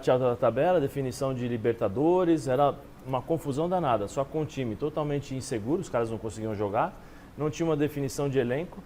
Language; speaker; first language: Portuguese; native; Portuguese